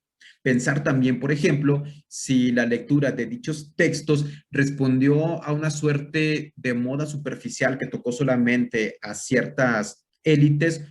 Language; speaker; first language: Spanish; native; Spanish